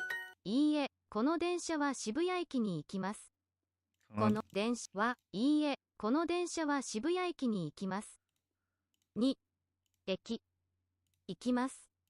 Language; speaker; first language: Japanese; non-native, learner; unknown